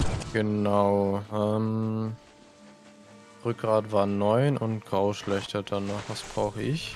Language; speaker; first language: German; native; German